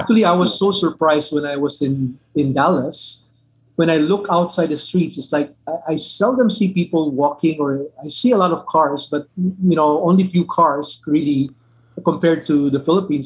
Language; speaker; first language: English; non-native, local second language; Min Nan Chinese